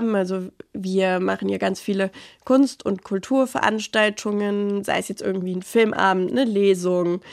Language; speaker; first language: German; native; German